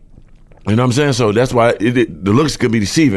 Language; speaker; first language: English; native; English